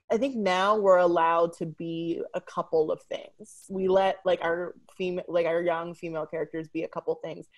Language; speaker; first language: English; native; English